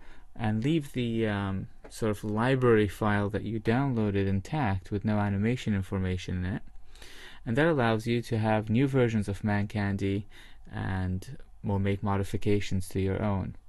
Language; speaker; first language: English; native; English